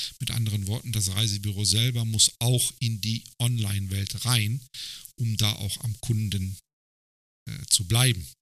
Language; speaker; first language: German; early bilingual, other home language; Turkish